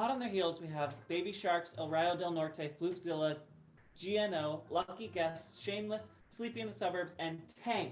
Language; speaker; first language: English; native; English